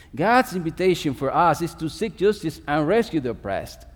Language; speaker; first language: English; non-native, fluent; Spanish